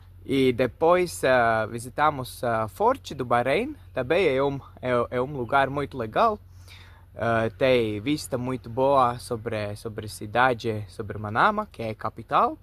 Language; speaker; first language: Portuguese; non-native, fluent; Latvian